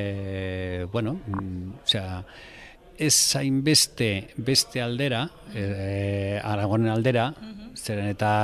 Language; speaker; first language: Basque; non-native, local second language; Spanish